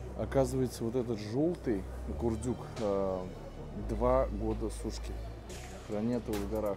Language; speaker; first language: Russian; native; Russian